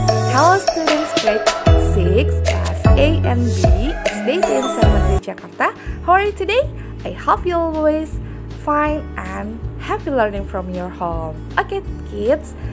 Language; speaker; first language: English; non-native, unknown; Indonesian